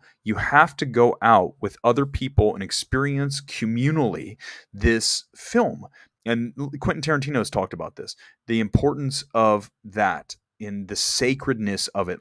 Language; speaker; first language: English; native; English